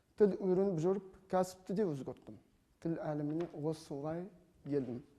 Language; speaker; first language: Kazakh; non-native, fluent; Russian